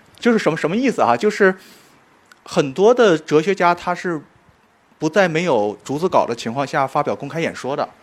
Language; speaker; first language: Chinese; native; Chinese